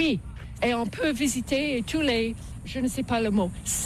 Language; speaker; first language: French; non-native, learner; English